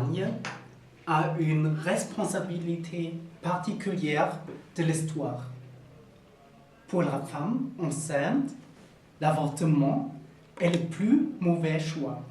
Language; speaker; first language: French; non-native, learner; German